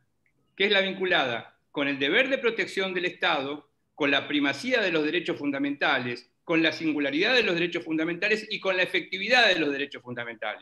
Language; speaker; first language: Spanish; native; Spanish